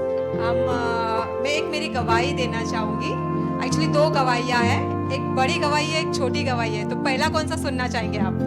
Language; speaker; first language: Hindi; non-native, local second language; Marathi